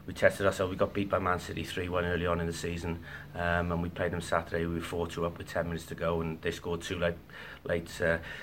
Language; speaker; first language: English; native; English